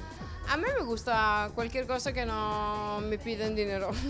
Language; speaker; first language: Spanish; non-native, fluent; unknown